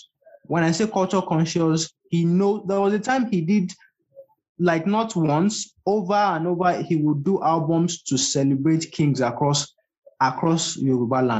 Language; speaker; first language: English; non-native, local second language; Yoruba